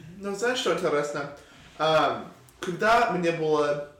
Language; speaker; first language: Russian; non-native, learner; English